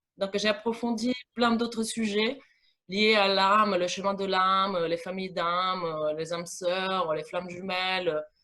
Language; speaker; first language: French; non-native, fluent; Italian